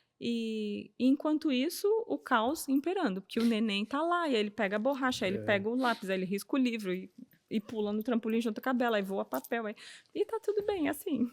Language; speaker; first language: Portuguese; native; Portuguese